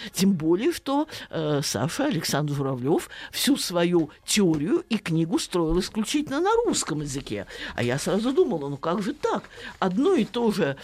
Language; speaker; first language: Russian; native; Russian